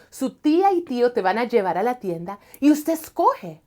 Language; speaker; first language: Spanish; early bilingual, heritage; Spanish